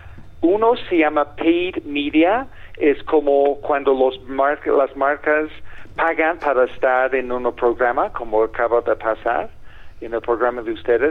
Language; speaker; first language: Spanish; non-native, fluent; English